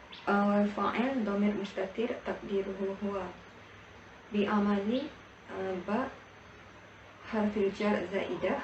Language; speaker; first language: Arabic; non-native, learner; Malay